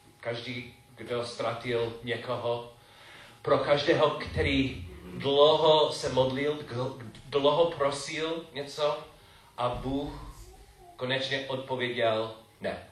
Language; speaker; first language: Czech; non-native, fluent; English